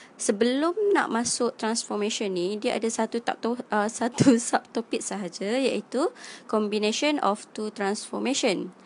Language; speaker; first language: Malay; native; Malay